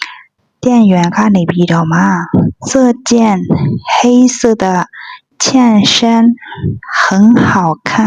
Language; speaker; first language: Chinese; non-native, fluent; Burmese